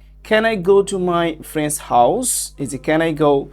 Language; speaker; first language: English; non-native, local second language; Bangla